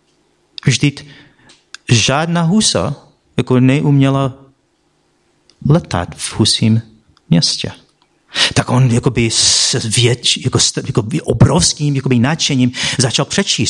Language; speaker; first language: Czech; non-native, fluent; English